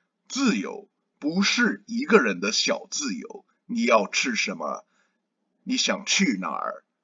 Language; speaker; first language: Chinese; non-native, learner; English